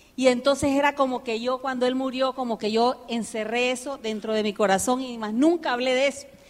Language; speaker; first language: Spanish; early bilingual, heritage; Spanish